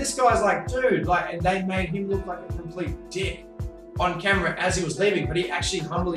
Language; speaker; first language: English; native; English